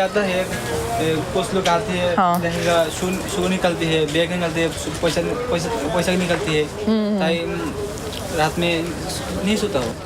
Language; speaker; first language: Hindi; non-native, learner; Bangla